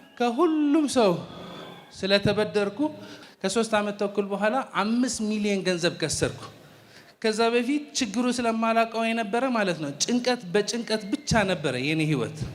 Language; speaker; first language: Amharic; non-native, fluent; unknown